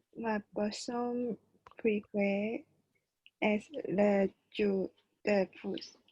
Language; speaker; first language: French; non-native, learner; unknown